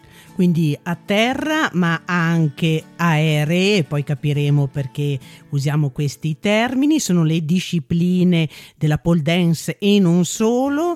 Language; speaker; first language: Italian; native; Italian